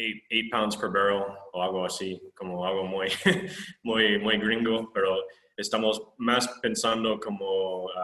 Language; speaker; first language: Spanish; non-native, fluent; English